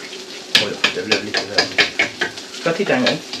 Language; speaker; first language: Swedish; native; Swedish